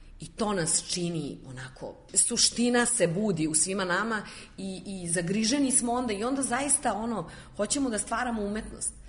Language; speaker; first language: Serbian; native; Serbian